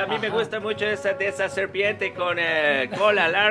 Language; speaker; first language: Spanish; native; Spanish